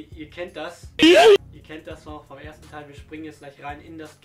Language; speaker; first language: German; native; German